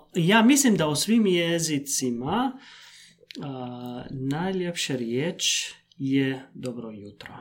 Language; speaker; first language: Croatian; non-native, fluent; Arabic